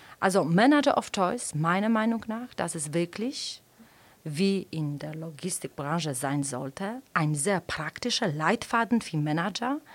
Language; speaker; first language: German; non-native, fluent; Polish